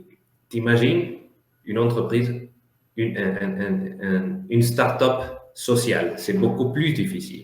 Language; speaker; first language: French; non-native, fluent; Spanish